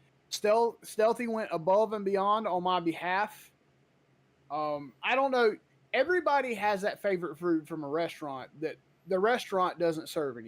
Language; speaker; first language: English; native; English